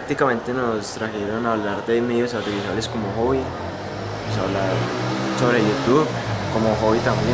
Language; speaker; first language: Spanish; native; Spanish